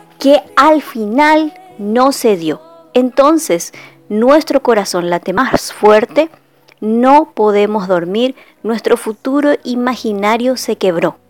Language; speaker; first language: Spanish; native; Spanish